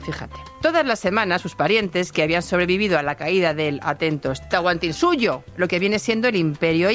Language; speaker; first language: Spanish; native; Spanish